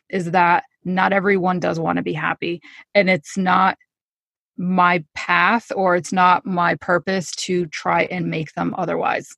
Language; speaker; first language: English; native; English